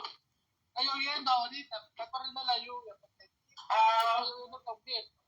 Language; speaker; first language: Spanish; native; Spanish